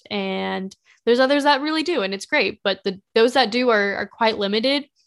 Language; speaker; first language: English; native; English